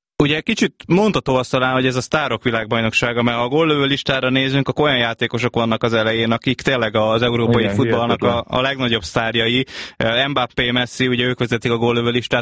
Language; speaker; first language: Hungarian; native; Hungarian